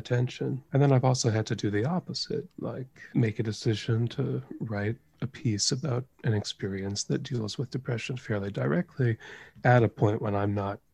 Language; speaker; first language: English; native; English